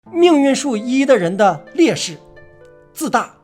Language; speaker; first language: Chinese; native; Chinese